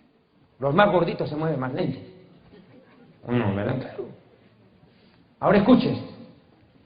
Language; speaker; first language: Spanish; native; Spanish